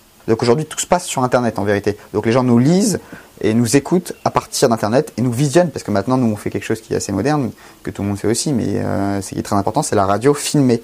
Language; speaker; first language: French; native; French